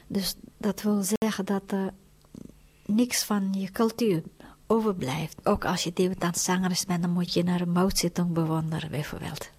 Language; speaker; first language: Dutch; non-native, fluent; Tibetan